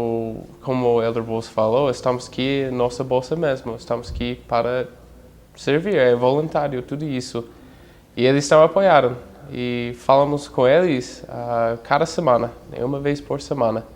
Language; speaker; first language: Portuguese; non-native, fluent; English